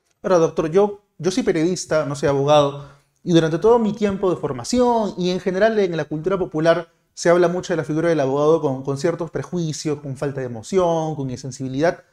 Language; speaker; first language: Spanish; native; Spanish